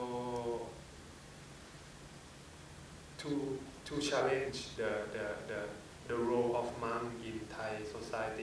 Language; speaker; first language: English; non-native, fluent; Thai